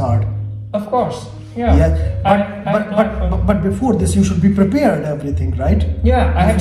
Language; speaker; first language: English; non-native, local second language; Hindi